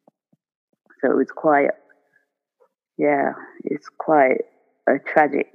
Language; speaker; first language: English; native; English